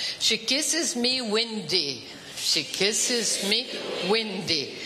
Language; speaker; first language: English; non-native, fluent; Portuguese